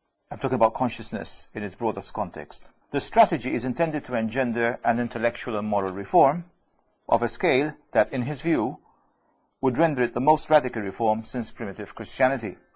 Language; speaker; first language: English; non-native, fluent; Maltese